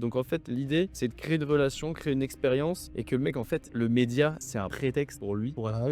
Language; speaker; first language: French; native; French